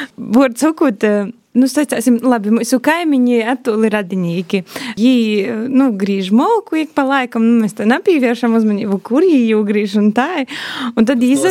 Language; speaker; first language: Latvian; native; Latvian